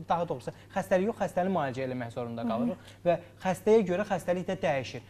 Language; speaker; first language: Azerbaijani; native; Azerbaijani